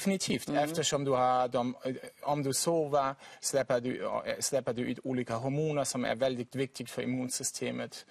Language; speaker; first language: Swedish; non-native, fluent; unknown